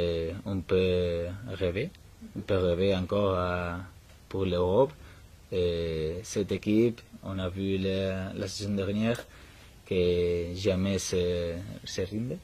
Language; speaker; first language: French; non-native, learner; Spanish